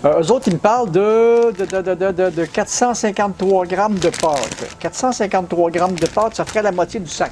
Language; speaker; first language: French; native; French